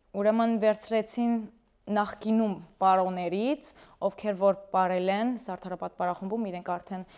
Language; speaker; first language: Armenian; early bilingual, heritage; Armenian